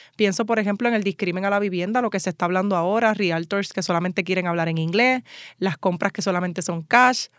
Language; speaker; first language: Spanish; native; Spanish